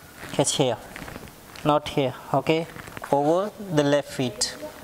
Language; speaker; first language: English; non-native, local second language; Hindi